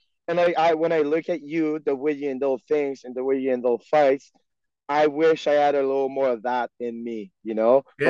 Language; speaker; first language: English; non-native, fluent; French